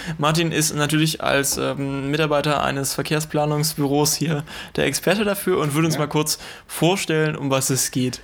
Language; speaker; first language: German; native; German